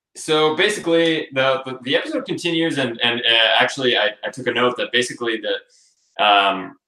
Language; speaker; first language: English; native; English